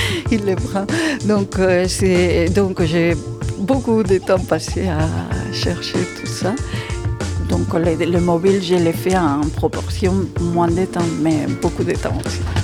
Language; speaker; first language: French; non-native, fluent; Spanish